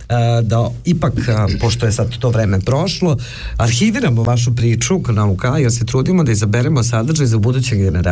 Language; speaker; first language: Serbian; native; Serbian